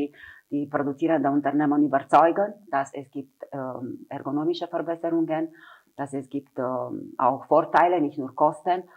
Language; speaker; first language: German; non-native, fluent; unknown